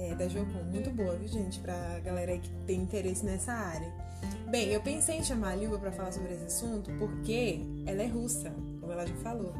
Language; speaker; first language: Portuguese; native; Portuguese